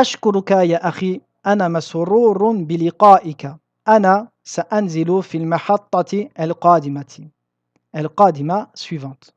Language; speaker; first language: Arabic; non-native, fluent; French